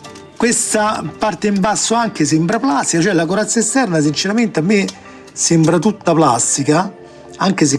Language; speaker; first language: Italian; native; Italian